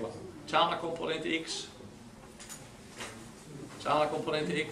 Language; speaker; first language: Italian; native; Italian